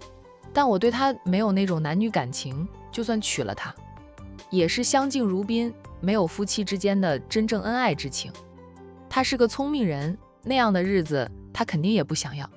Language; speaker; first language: Chinese; native; Chinese